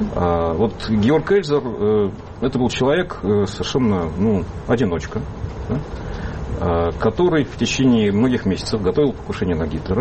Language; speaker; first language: Russian; native; Russian